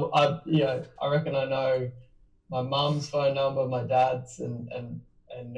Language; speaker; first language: English; native; English